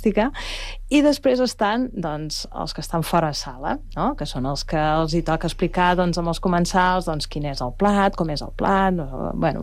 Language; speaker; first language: Catalan; native; Catalan